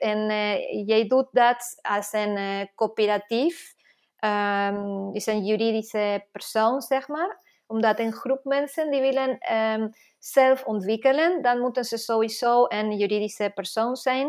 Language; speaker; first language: Dutch; non-native, fluent; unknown